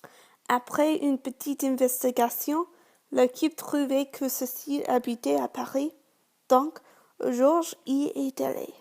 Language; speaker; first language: French; non-native, learner; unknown